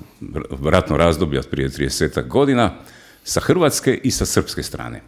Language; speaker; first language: Croatian; native; Croatian